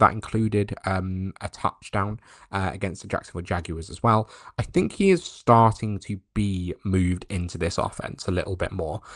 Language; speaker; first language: English; native; English